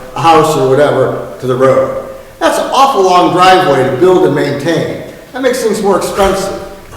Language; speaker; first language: English; native; English